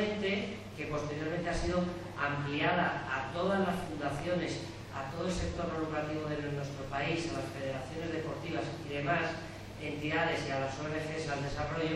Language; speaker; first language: Spanish; native; Spanish